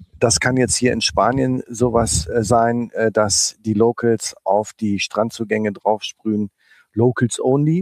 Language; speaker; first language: German; native; German